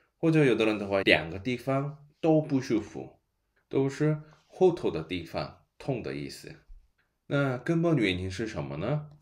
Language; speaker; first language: Chinese; non-native, fluent; Korean